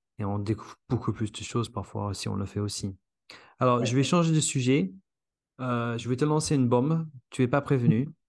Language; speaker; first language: French; non-native, fluent; English